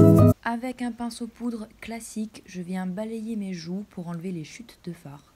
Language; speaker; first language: French; native; French